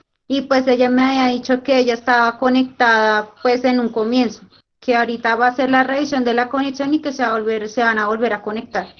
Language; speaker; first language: Spanish; native; Spanish